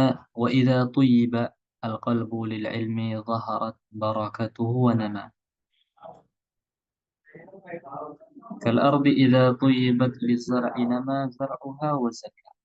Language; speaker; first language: Arabic; non-native, fluent; Indonesian